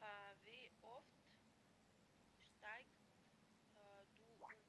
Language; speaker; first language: German; non-native, learner; Macedonian